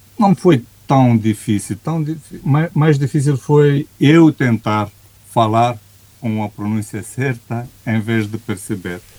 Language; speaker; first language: Portuguese; non-native, fluent; Romanian